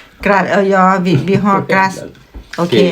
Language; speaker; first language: Swedish; non-native, learner; Thai